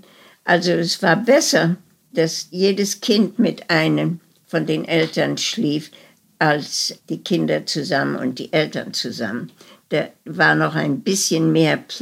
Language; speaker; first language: German; early bilingual, heritage; German